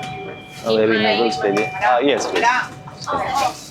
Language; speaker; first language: English; non-native, learner; Hindi